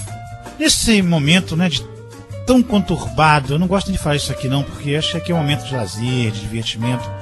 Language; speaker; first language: Portuguese; native; Portuguese